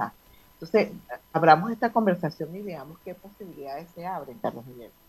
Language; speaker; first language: Spanish; native; Spanish